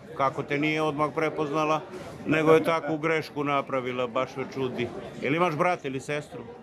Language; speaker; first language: Serbian; native; Serbian